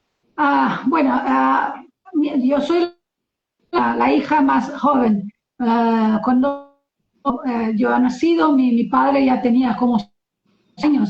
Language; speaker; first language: Spanish; non-native, learner; Portuguese